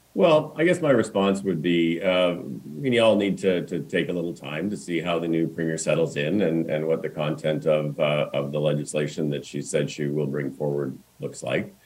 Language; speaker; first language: English; native; English